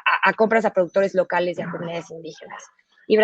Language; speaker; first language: Spanish; native; Spanish